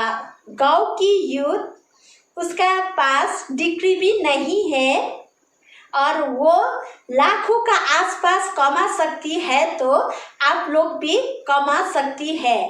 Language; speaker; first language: Hindi; non-native, local second language; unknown